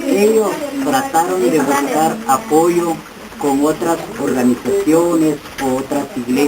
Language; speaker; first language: Spanish; non-native, local second language; Kʼicheʼ